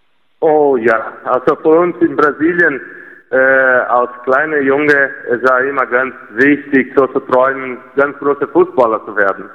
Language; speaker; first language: German; non-native, fluent; Portuguese